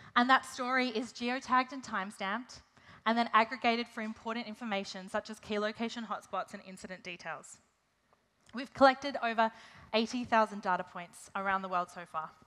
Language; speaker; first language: English; native; English